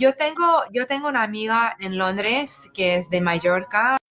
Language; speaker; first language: Spanish; non-native, fluent; English